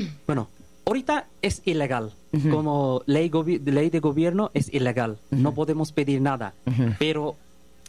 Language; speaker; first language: Spanish; non-native, learner; Bangla